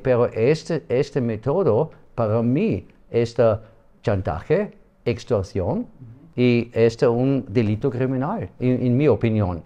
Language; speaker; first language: Spanish; non-native, learner; German